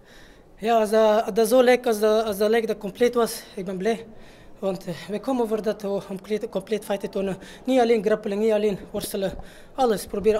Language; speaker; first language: Dutch; non-native, learner; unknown